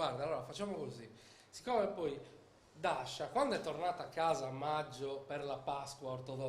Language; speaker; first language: Italian; native; Italian